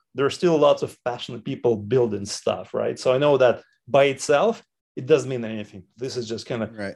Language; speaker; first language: English; non-native, fluent; Russian